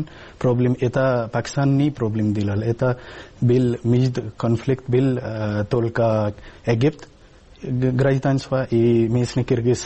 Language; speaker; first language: Russian; non-native, learner; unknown